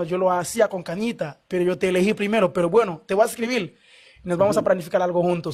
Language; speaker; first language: Spanish; non-native, fluent; Haitian Creole